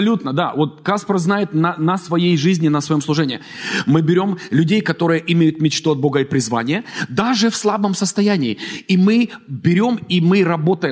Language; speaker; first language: Russian; native; Russian